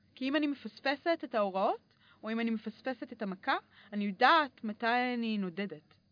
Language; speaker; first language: Hebrew; early bilingual, other home language; English